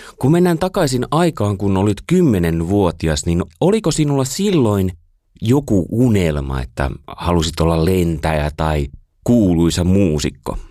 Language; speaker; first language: Finnish; native; Finnish